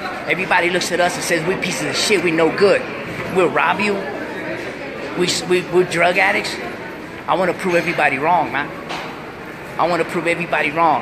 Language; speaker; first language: English; early bilingual, other home language; Spanish